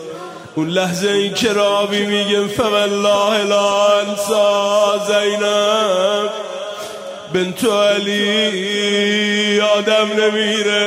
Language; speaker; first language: Persian; native; Persian